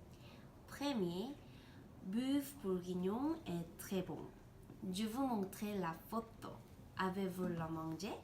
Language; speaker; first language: French; non-native, learner; Korean